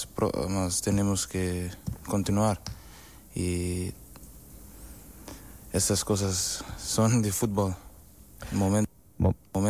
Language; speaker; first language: Spanish; non-native, learner; Portuguese